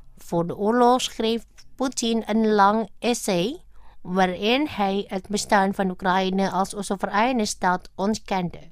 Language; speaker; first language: Dutch; non-native, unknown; Indonesian